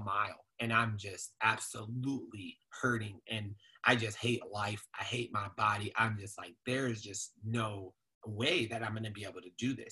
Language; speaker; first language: English; native; English